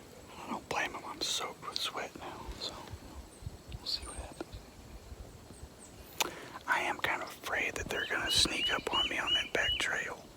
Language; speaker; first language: English; native; English